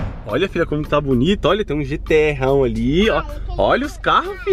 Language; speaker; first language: Portuguese; native; Portuguese